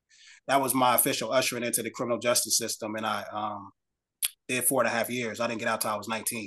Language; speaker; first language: English; native; English